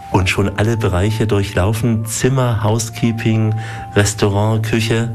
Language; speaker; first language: German; native; German